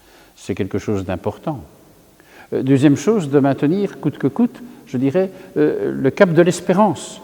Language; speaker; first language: French; native; French